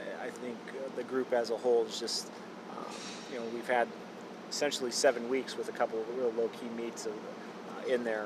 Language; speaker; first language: English; native; English